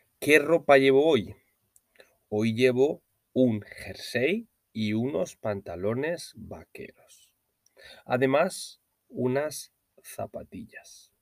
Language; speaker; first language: Spanish; non-native, learner; Norwegian